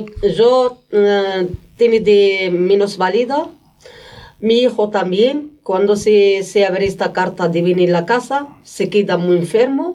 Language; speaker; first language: Spanish; non-native, learner; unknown